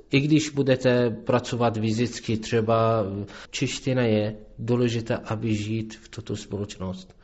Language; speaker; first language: Czech; non-native, learner; Arabic